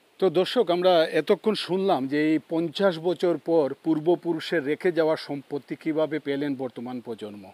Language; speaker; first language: Bangla; native; Bangla